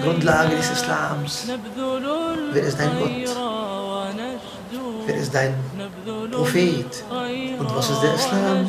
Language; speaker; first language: German; non-native, fluent; Arabic